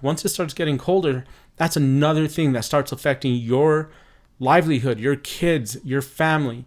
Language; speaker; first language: English; native; English